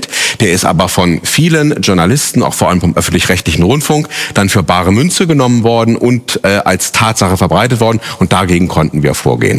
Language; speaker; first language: German; native; German